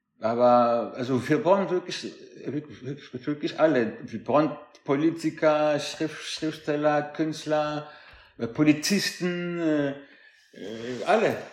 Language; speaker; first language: German; non-native, fluent; French